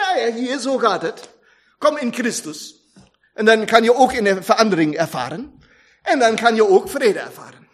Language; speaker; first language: Dutch; non-native, fluent; German